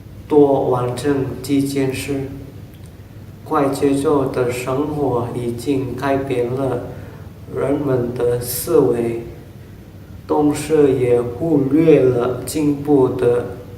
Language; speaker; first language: Chinese; non-native, learner; Indonesian